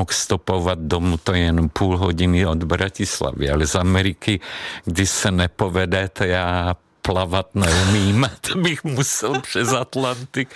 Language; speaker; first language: Czech; non-native, fluent; Hungarian